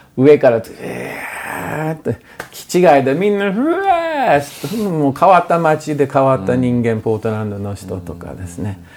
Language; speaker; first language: Japanese; non-native, fluent; English